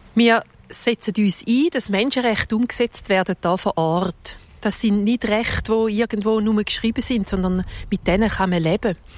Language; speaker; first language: German; native; German